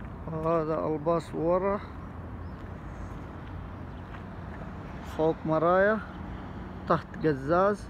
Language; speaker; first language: Arabic; non-native, learner; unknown